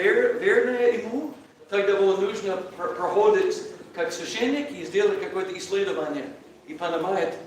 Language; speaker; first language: Russian; non-native, learner; English